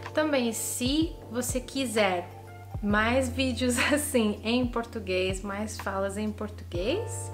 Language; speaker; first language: Portuguese; non-native, fluent; Italian